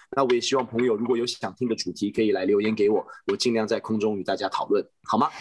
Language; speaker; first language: Chinese; native; Chinese